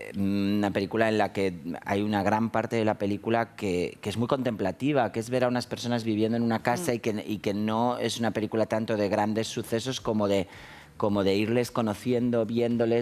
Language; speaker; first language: Spanish; native; Spanish